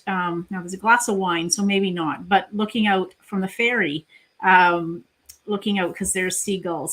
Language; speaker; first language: English; native; English